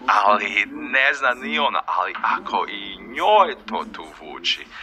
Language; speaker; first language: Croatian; early bilingual, heritage; Croatian